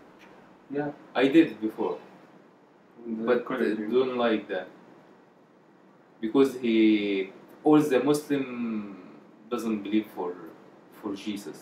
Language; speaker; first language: English; non-native, learner; Arabic